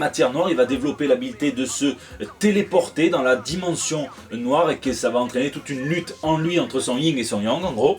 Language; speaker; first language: French; native; French